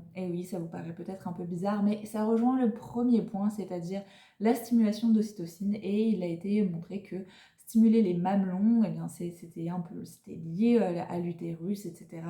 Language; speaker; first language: French; native; French